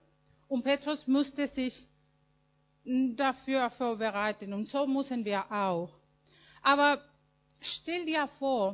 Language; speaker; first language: German; non-native, fluent; Spanish